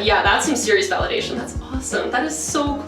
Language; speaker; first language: English; native; English